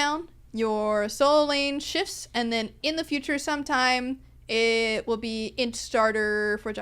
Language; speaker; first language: English; native; English